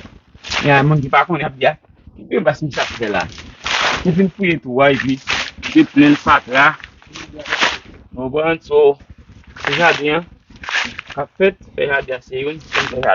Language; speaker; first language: French; non-native, learner; Haitian Creole